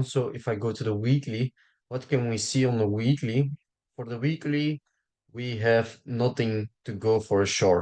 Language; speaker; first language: English; non-native, fluent; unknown